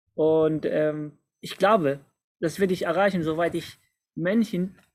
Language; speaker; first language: German; non-native, fluent; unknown